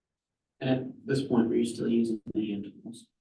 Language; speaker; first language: English; native; English